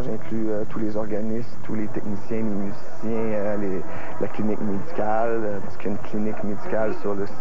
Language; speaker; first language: French; native; French